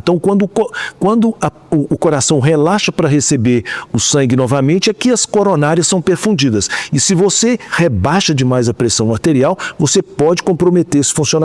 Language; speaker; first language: Portuguese; native; Portuguese